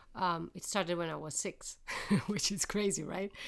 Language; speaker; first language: English; non-native, fluent; Portuguese